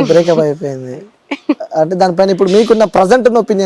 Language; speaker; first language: Telugu; native; Telugu